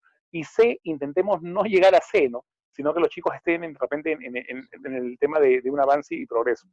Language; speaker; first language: Spanish; native; Spanish